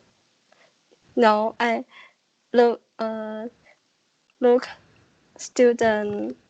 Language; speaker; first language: English; non-native, learner; Chinese